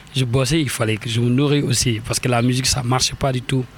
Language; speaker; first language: French; non-native, local second language; Wolof